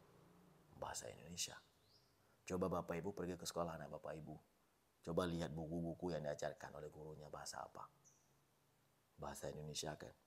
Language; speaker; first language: Indonesian; non-native, local second language; Achinese